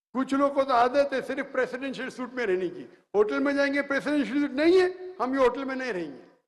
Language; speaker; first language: Hindi; native; Hindi